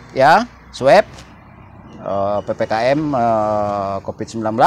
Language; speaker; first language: Indonesian; non-native, local second language; Minangkabau